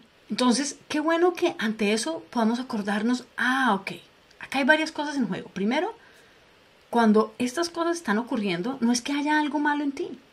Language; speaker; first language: Spanish; native; Spanish